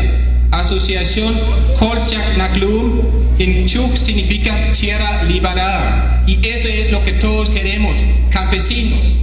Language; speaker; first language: Spanish; non-native, fluent; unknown